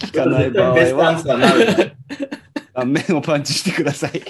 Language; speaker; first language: Japanese; native; Japanese